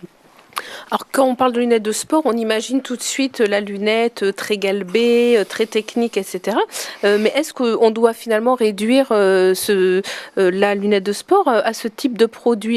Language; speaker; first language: French; native; French